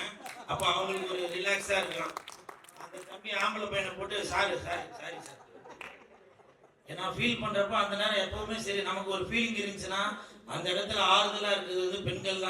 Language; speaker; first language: Tamil; native; Tamil